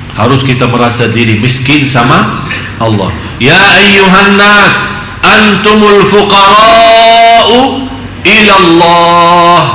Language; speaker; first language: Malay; non-native, fluent; Arabic